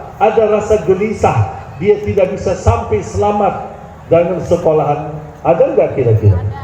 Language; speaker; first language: Malay; non-native, fluent; Arabic